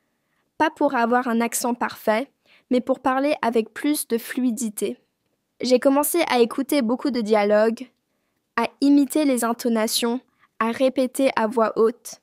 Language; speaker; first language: French; non-native, fluent; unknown